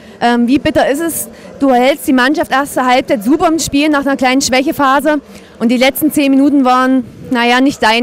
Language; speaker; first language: German; native; German